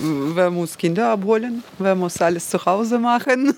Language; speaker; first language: German; non-native, learner; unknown